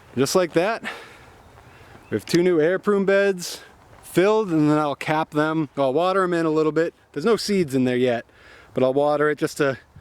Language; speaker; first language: English; native; English